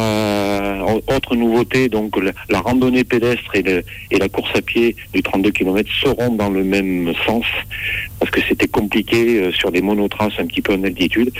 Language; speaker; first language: French; native; French